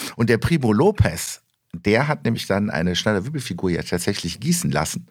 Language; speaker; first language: German; native; German